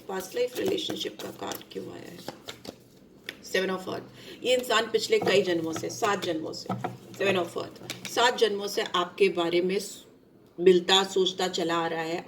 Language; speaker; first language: Hindi; native; Hindi